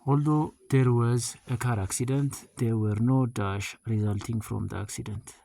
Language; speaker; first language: English; non-native, local second language; Amharic